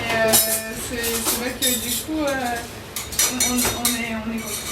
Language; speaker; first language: French; native; French